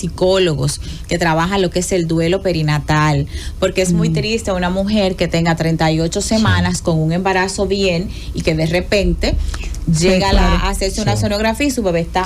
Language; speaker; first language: Spanish; native; Spanish